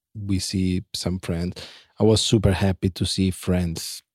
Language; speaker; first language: English; non-native, fluent; Italian